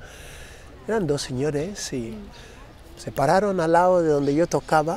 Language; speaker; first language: Spanish; non-native, fluent; Krio